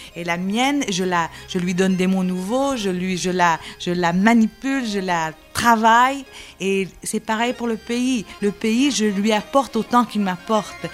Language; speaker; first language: French; non-native, local second language; Arabic